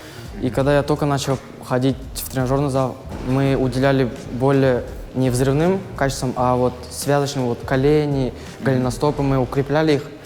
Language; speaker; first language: Russian; native; Russian